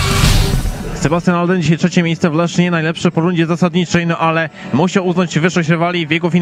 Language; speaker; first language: Polish; native; Polish